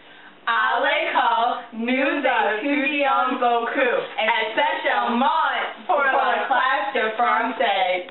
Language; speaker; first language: French; non-native, learner; English